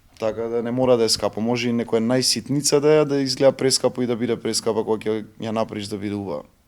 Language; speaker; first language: Macedonian; native; Macedonian